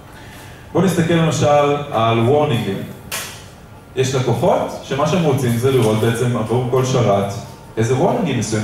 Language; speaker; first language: Hebrew; native; Hebrew